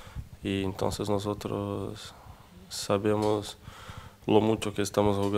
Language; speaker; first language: Spanish; non-native, fluent; Portuguese